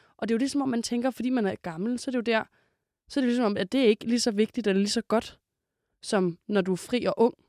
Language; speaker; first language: Danish; native; Danish